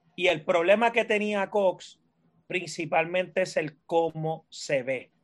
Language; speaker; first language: Spanish; native; Spanish